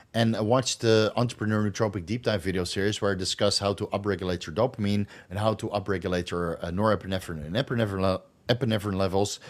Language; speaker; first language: English; non-native, fluent; Dutch